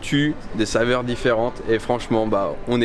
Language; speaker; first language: French; native; French